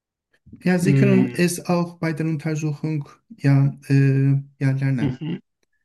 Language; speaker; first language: German; non-native, learner; Turkish